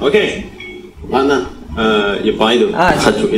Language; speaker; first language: Russian; non-native, learner; Indonesian